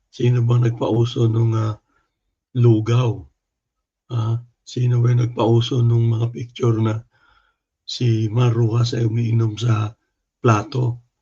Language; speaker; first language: Filipino; non-native, local second language; Cebuano